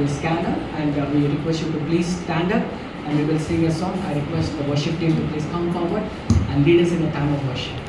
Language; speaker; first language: English; non-native, local second language; Telugu